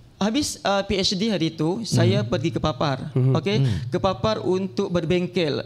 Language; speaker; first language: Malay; native; Malay